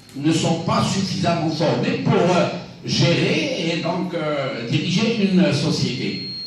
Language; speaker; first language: French; non-native, local second language; Arabic